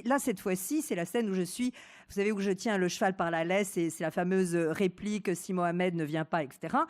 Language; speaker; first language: French; native; French